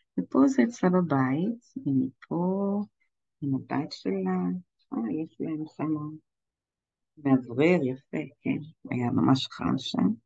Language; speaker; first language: Hebrew; native; Hebrew